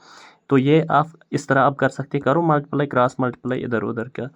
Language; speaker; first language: Hindi; non-native, local second language; Kashmiri